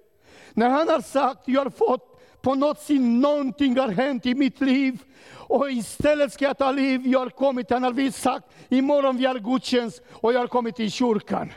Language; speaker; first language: Swedish; non-native, learner; Romanian